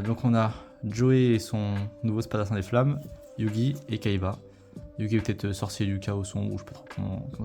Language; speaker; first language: French; native; French